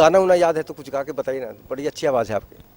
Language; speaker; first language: Hindi; native; Hindi